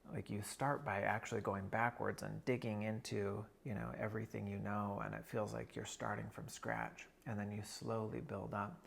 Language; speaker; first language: English; native; English